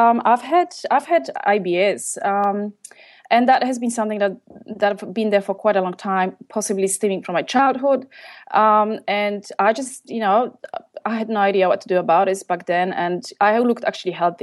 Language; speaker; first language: English; non-native, fluent; Polish